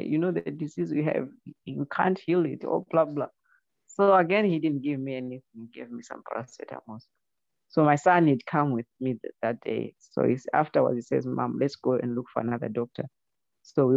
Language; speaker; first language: English; non-native, local second language; Shona